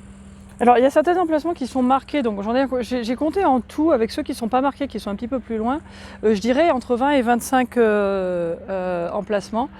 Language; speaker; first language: French; native; French